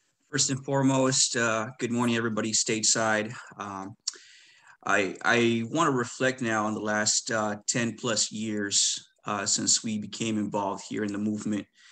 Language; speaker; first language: English; early bilingual, other home language; Spanish